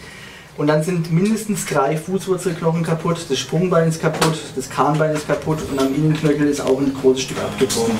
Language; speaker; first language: German; native; German